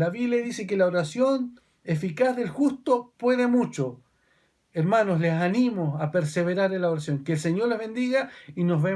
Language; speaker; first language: Spanish; native; Spanish